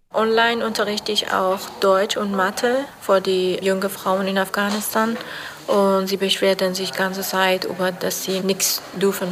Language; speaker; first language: German; non-native, fluent; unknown